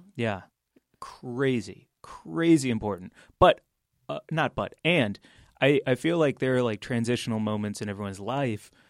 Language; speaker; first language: English; native; English